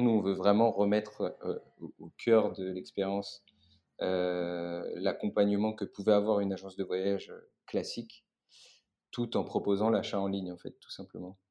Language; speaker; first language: French; native; French